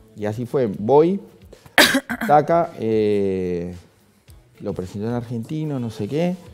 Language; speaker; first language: Spanish; native; Spanish